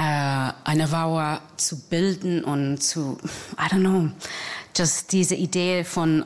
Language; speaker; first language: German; non-native, learner; English